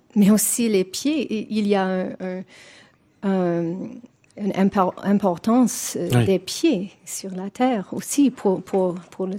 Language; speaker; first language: French; non-native, fluent; English